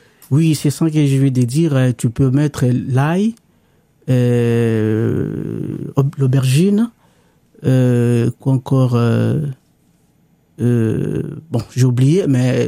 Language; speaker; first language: French; non-native, local second language; Lingala